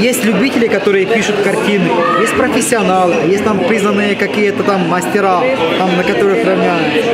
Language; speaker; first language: Russian; native; Russian